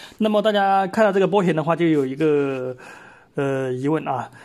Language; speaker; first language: Chinese; native; Chinese